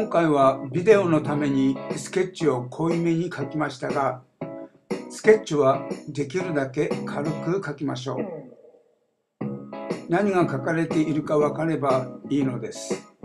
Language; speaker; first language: Japanese; native; Japanese